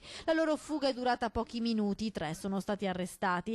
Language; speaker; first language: Italian; native; Italian